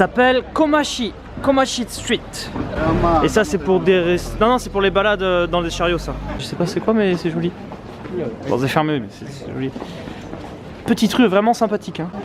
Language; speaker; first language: French; native; French